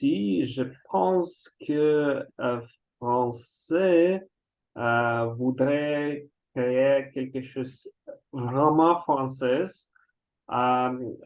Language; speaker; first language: French; non-native, learner; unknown